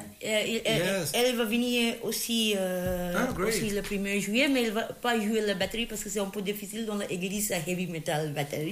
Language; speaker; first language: French; non-native, fluent; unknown